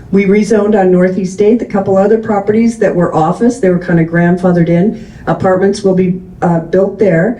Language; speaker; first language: English; native; English